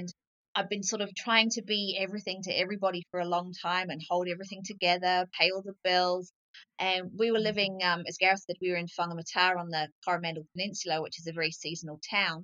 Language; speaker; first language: English; native; English